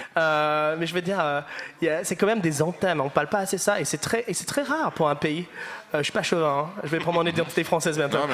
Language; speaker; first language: French; non-native, fluent; English